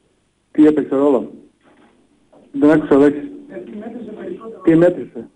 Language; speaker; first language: Greek; non-native, fluent; Bosnian